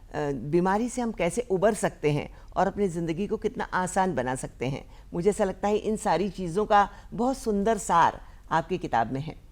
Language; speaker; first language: Hindi; non-native, local second language; Marathi